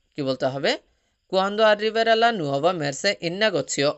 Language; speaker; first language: Italian; non-native, fluent; Bangla